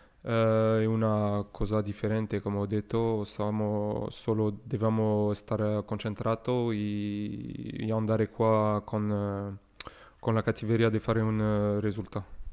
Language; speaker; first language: Italian; non-native, learner; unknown